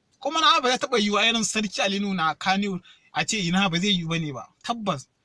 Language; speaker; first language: Hausa; non-native, local second language; Yoruba